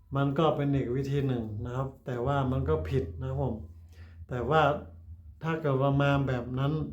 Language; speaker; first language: Thai; native; Thai